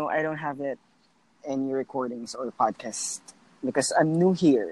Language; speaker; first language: English; non-native, local second language; Filipino